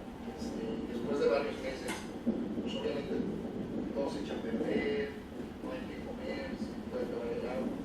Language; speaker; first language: Spanish; native; Spanish